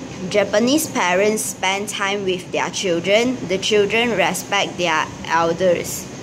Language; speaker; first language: English; non-native, local second language; Chinese